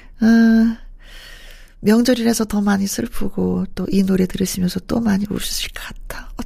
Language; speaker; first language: Korean; native; Korean